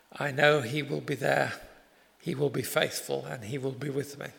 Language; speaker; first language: English; native; English